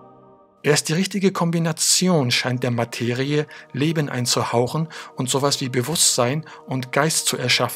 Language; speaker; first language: German; native; German